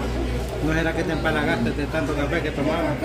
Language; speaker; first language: Spanish; native; Spanish